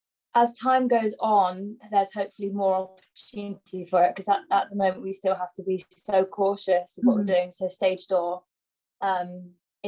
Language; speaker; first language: English; native; English